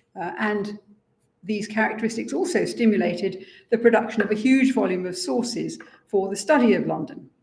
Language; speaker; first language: English; native; English